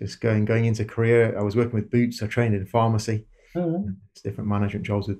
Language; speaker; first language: English; native; English